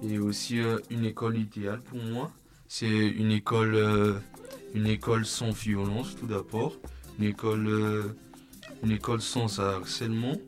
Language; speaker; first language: French; non-native, local second language; Malagasy